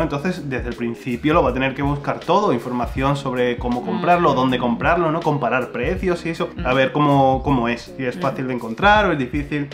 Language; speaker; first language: Spanish; native; Spanish